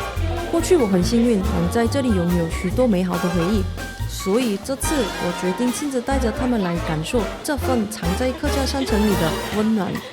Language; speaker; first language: Chinese; non-native, fluent; Korean